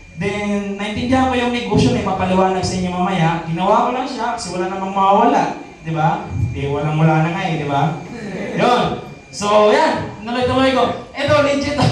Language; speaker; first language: Filipino; non-native, local second language; Masbatenyo